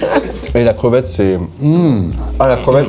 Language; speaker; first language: French; native; French